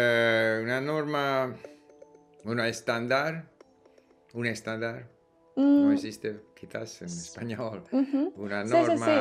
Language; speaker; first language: Spanish; non-native, fluent; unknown